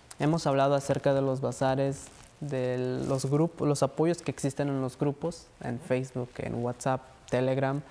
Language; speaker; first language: Spanish; native; Spanish